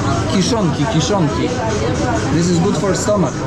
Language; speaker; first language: English; non-native, learner; Polish